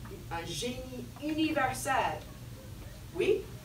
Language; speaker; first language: French; non-native, fluent; English